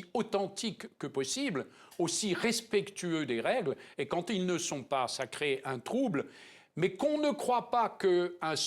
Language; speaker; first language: French; native; French